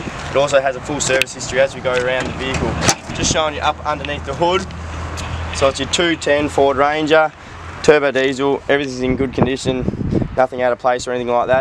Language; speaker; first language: English; native; English